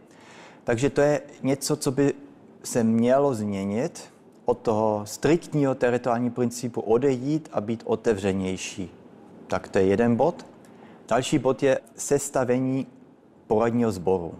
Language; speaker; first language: Czech; early bilingual, heritage; Czech